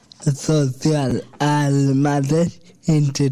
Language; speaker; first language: Catalan; non-native, local second language; Spanish